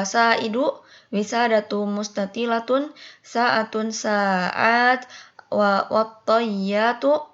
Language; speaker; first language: Arabic; non-native, fluent; Indonesian